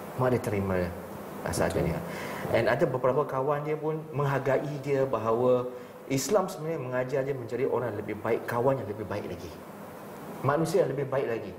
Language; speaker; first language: Malay; non-native, local second language; Chinese